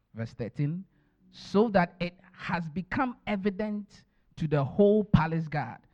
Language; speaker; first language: English; non-native, local second language; Akan